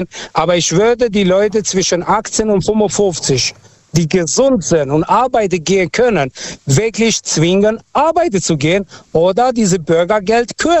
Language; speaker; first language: German; non-native, fluent; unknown